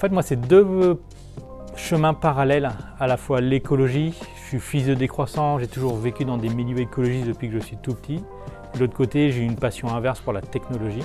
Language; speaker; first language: French; native; French